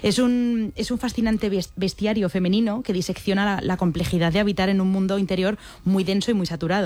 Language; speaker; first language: Spanish; native; Spanish